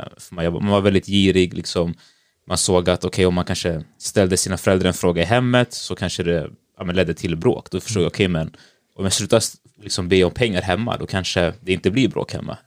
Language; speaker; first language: Swedish; early bilingual, other home language; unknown